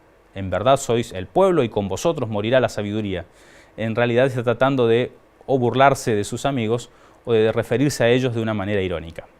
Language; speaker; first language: Spanish; native; Spanish